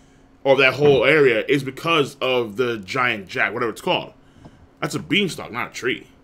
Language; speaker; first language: English; native; English